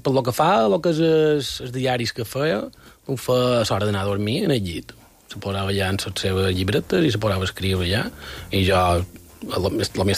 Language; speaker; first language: Catalan; native; Catalan